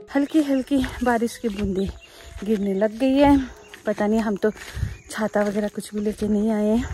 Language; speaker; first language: Hindi; non-native, local second language; Nepali